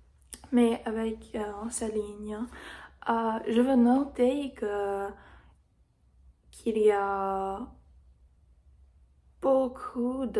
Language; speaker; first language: French; non-native, learner; English